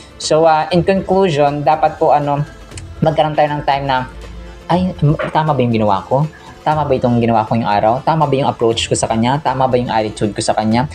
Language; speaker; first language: Filipino; non-native, local second language; Hiligaynon